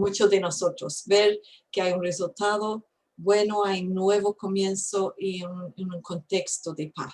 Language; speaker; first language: Spanish; non-native, fluent; English